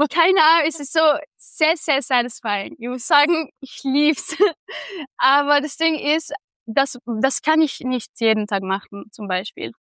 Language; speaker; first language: German; non-native, fluent; Arabic